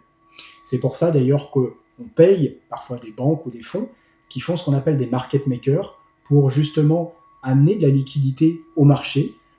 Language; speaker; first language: French; native; French